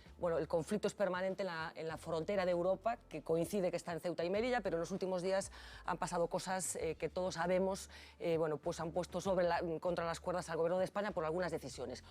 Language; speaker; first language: Spanish; native; Spanish